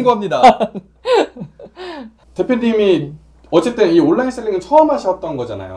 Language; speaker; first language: Korean; native; Korean